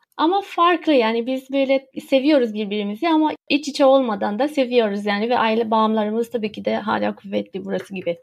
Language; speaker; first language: Turkish; early bilingual, heritage; Turkish